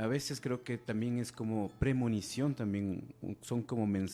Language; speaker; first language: Spanish; non-native, local second language; Quechua